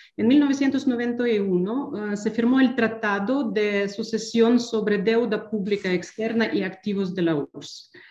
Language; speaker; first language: Spanish; non-native, fluent; Ukrainian